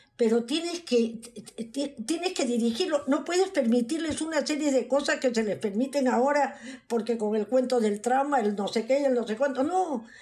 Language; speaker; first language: Spanish; native; Spanish